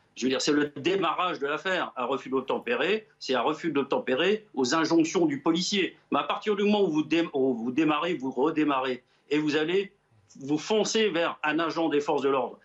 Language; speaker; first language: French; native; French